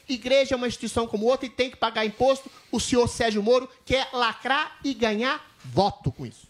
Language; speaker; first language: Portuguese; native; Portuguese